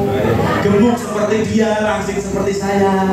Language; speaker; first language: Indonesian; native; Indonesian